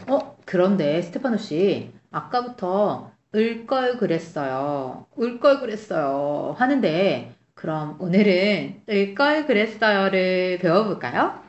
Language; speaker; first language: Korean; native; Korean